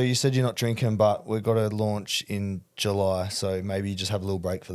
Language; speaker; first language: English; native; English